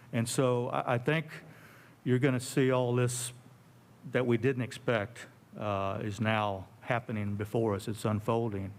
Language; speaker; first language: English; native; English